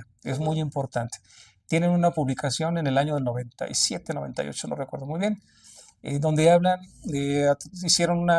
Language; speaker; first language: Spanish; native; Spanish